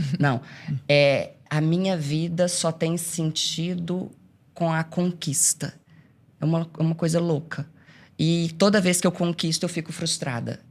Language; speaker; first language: Portuguese; native; Portuguese